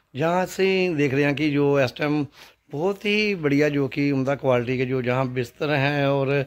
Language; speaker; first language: Hindi; non-native, local second language; Punjabi